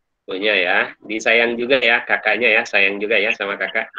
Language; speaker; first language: Indonesian; native; Indonesian